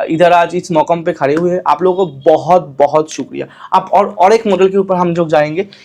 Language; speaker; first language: Hindi; non-native, local second language; Bangla